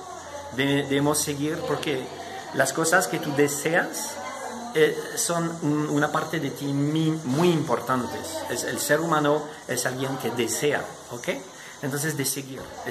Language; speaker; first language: Spanish; non-native, fluent; French